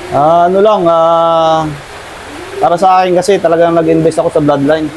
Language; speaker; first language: Filipino; native; Filipino